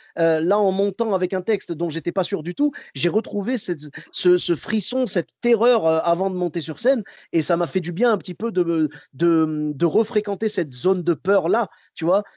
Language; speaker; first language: French; early bilingual, other home language; Arabic